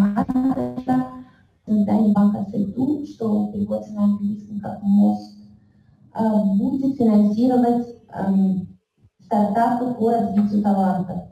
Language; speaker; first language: Russian; native; Russian